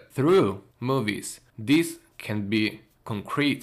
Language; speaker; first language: English; non-native, fluent; Italian